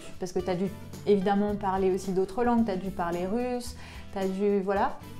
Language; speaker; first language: French; native; French